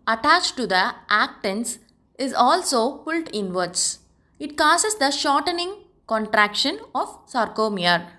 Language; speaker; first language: English; non-native, local second language; Tamil